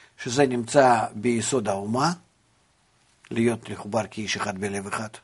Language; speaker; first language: Hebrew; non-native, fluent; Russian